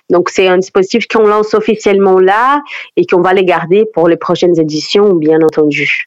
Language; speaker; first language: French; non-native, fluent; Portuguese